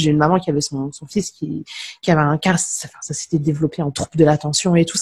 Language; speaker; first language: French; native; French